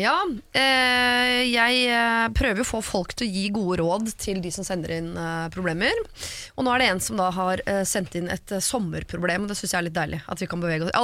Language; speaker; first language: Norwegian; native; Norwegian